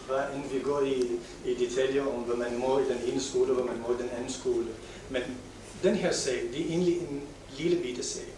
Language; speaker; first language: Danish; non-native, local second language; Arabic